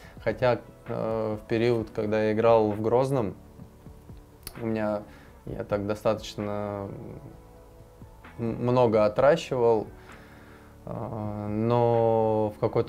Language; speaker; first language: Russian; native; Russian